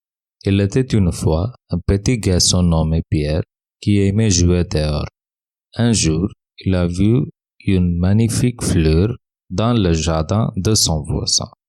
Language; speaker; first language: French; non-native, fluent; English